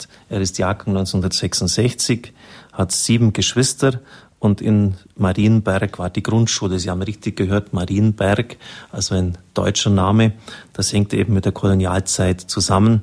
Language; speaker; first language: German; native; German